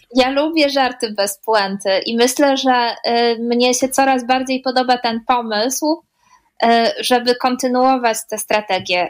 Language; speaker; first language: Polish; native; Polish